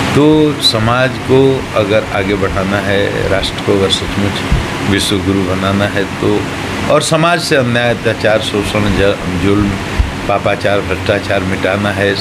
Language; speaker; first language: Hindi; native; Hindi